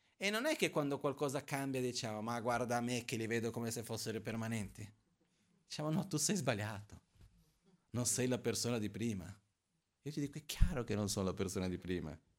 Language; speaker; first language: Italian; non-native, fluent; Portuguese